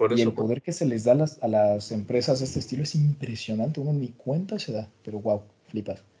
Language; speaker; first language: Spanish; native; Spanish